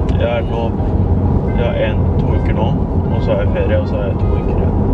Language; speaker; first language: Norwegian; early bilingual, other home language; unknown